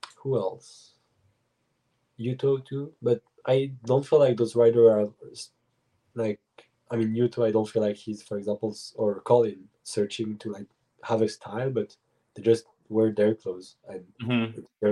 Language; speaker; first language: English; non-native, fluent; French